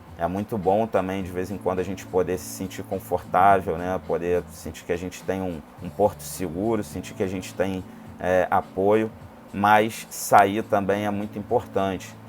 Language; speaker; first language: Portuguese; native; Portuguese